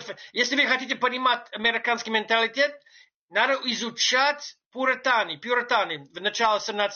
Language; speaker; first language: Russian; non-native, fluent; English